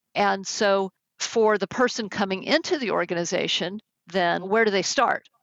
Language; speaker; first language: English; native; English